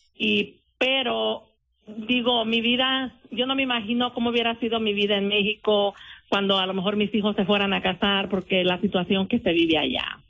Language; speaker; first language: Spanish; native; Spanish